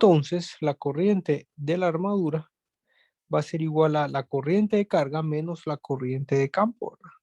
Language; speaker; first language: Spanish; native; Spanish